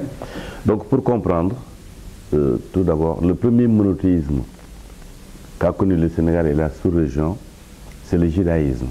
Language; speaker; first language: French; non-native, local second language; Wolof